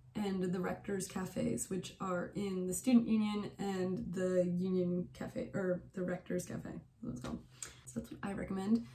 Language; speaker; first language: English; native; English